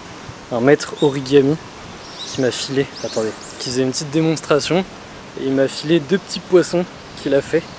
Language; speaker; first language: French; native; French